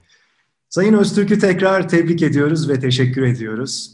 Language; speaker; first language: Turkish; native; Turkish